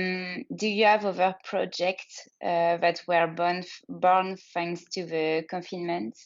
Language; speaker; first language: English; non-native, learner; French